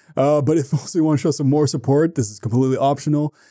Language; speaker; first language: English; native; English